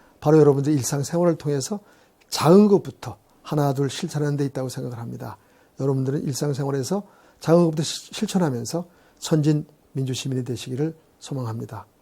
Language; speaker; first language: Korean; native; Korean